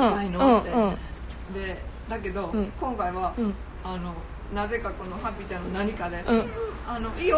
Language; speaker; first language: Japanese; native; Japanese